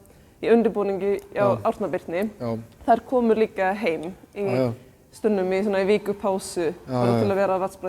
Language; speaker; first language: Icelandic; non-native, fluent; Swedish